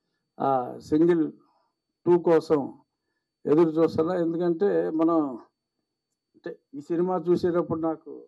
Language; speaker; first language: Telugu; native; Telugu